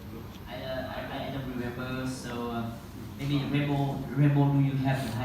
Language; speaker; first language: English; non-native, learner; Vietnamese